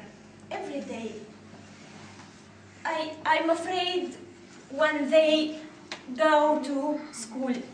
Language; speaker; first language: English; non-native, learner; Arabic